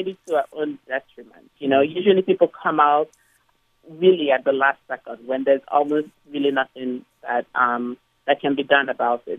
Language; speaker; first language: English; non-native, local second language; Igbo